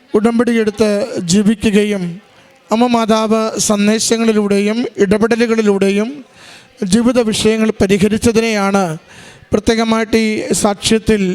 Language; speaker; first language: Malayalam; native; Malayalam